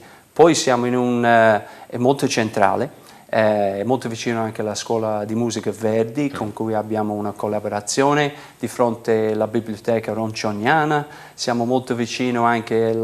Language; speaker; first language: Italian; non-native, fluent; English